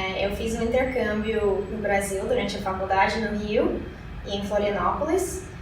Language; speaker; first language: Portuguese; non-native, fluent; English